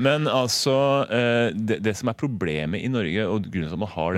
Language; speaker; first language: Norwegian; native; Norwegian